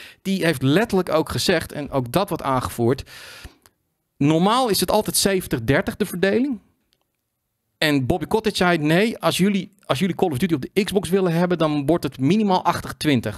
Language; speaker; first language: Dutch; native; Dutch